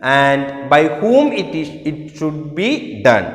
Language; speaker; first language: English; non-native, local second language; Malayalam